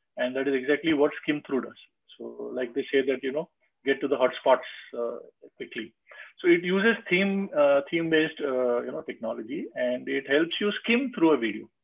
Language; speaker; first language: English; non-native, local second language; Marathi